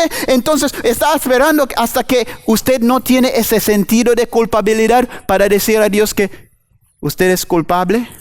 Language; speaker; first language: Spanish; non-native, learner; English